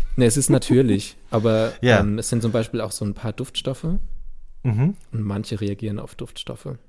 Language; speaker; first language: German; native; German